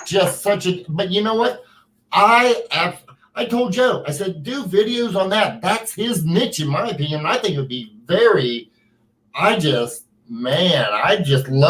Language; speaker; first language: English; native; English